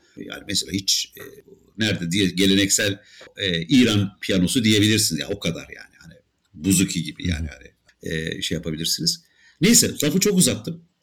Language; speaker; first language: Turkish; native; Turkish